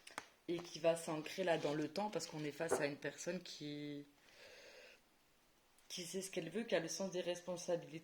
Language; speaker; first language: French; native; French